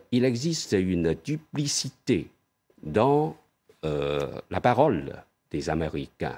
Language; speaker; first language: French; non-native, fluent; Chinese